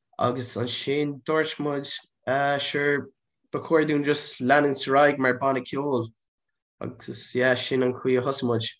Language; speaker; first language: Irish; non-native, local second language; English